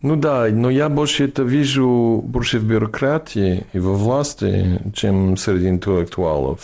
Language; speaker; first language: Russian; non-native, fluent; English